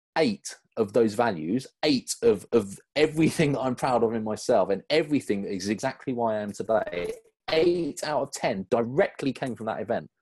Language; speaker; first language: English; native; English